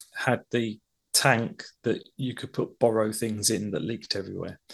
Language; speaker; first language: English; native; English